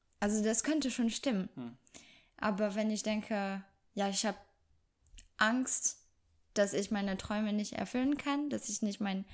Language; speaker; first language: German; non-native, fluent; French